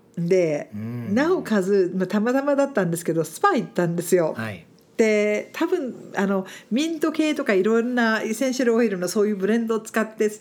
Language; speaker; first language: Japanese; non-native, fluent; English